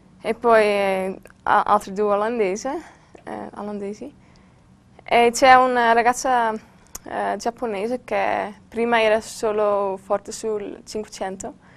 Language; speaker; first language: Italian; non-native, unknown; Dutch